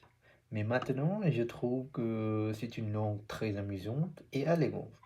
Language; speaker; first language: French; non-native, learner; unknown